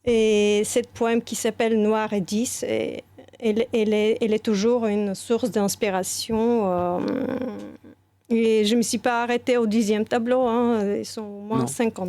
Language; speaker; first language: French; non-native, fluent; Bulgarian